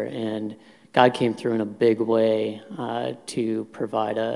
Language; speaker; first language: English; native; English